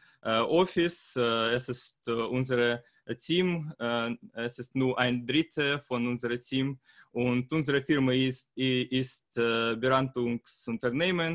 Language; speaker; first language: German; non-native, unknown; Russian